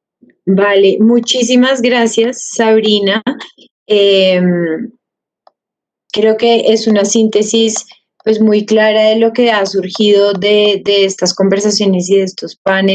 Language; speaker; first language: Spanish; native; Spanish